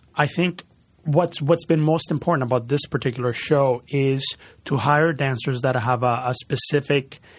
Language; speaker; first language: English; early bilingual, other home language; Spanish